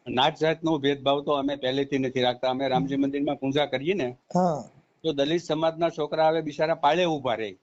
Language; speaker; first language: Gujarati; native; Gujarati